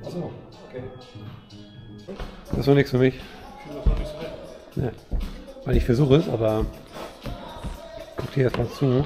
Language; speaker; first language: German; native; German